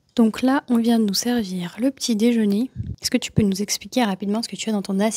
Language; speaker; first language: French; native; French